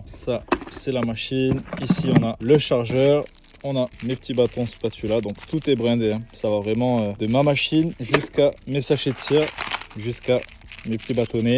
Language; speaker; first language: French; native; French